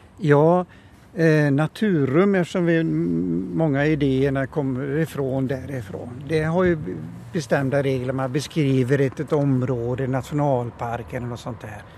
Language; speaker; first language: Swedish; native; Swedish